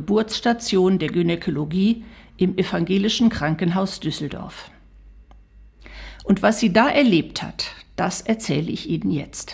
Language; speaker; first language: German; native; German